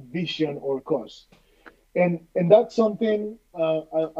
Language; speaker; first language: English; non-native, fluent; Spanish